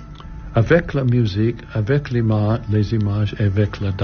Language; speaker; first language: French; non-native, learner; English